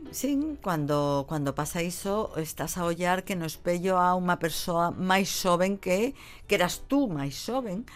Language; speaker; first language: Galician; native; Galician